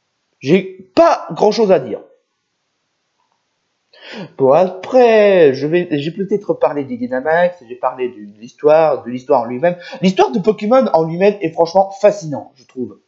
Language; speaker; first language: French; native; French